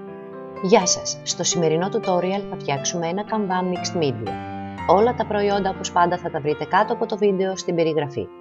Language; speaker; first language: Greek; native; Greek